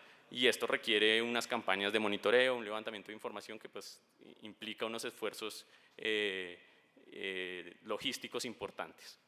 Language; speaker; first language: Spanish; native; Spanish